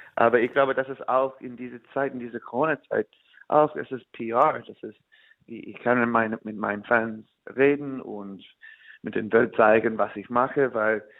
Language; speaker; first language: German; non-native, fluent; English